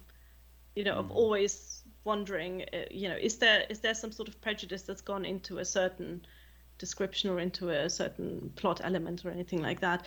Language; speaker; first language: English; non-native, fluent; German